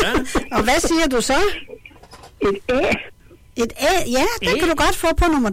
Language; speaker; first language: Danish; native; Danish